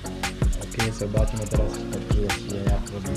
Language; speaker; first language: Polish; non-native, learner; Sinhala